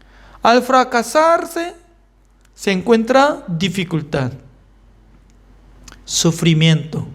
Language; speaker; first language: Spanish; non-native, fluent; Korean